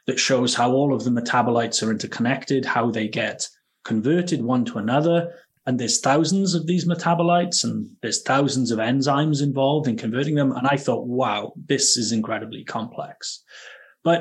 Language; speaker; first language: English; native; English